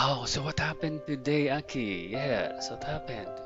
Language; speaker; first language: English; non-native, fluent; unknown